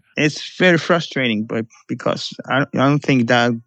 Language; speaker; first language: English; non-native, fluent; Spanish